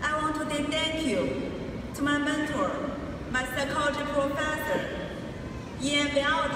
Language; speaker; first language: English; non-native, fluent; Chinese